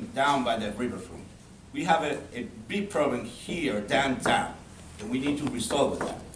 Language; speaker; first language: English; non-native, learner; Spanish